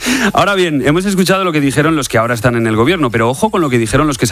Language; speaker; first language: Spanish; native; Spanish